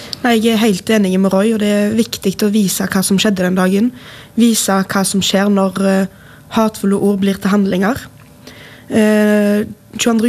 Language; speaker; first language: Norwegian; native; Norwegian